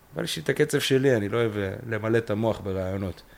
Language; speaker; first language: Hebrew; native; Hebrew